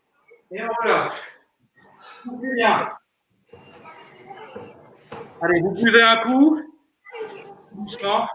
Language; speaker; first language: French; native; French